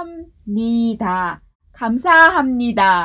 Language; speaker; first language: Korean; non-native, learner; English